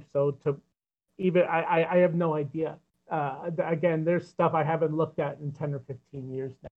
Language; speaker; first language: English; native; English